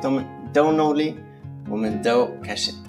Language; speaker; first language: Chinese; non-native, learner; Swedish